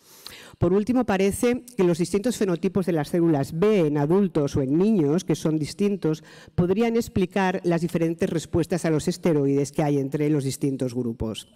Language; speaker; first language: Spanish; native; Spanish